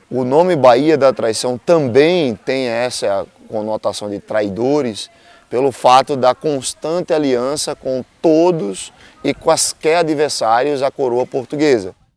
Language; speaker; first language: Portuguese; native; Portuguese